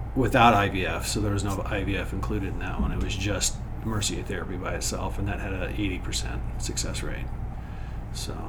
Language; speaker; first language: English; native; English